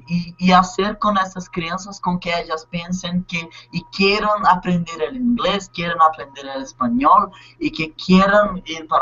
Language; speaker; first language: Spanish; non-native, learner; Portuguese